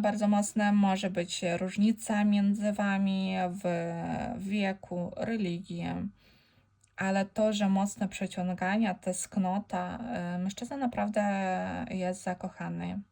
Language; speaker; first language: Polish; non-native, fluent; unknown